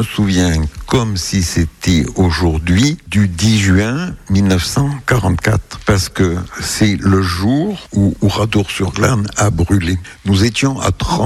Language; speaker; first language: French; native; French